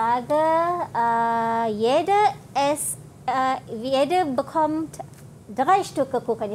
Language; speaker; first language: German; non-native, fluent; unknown